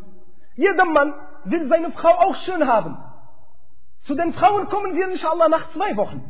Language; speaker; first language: German; non-native, fluent; Arabic